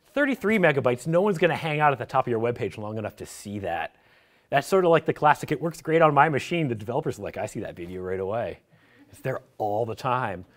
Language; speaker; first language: English; native; English